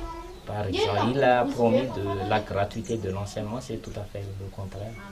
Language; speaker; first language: French; non-native, local second language; Malagasy